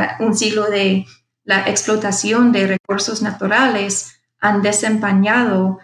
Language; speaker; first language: Spanish; non-native, fluent; English